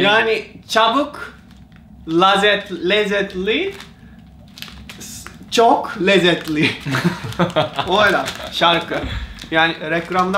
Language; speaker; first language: Turkish; non-native, learner; Japanese